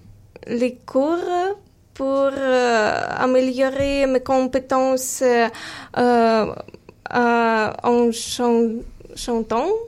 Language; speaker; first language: French; non-native, fluent; Ukrainian